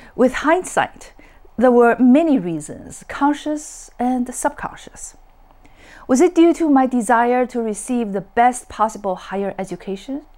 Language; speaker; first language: English; non-native, fluent; Chinese